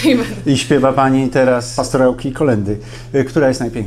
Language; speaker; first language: Polish; native; Polish